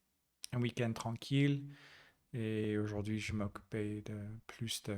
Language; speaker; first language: French; non-native, learner; English